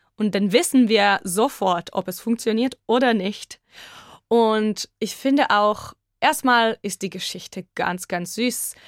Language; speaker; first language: German; non-native, fluent; Hebrew